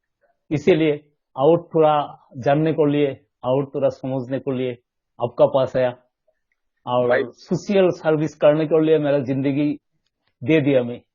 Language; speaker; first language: Hindi; non-native, local second language; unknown